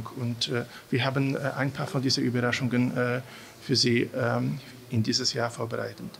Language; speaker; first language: German; non-native, fluent; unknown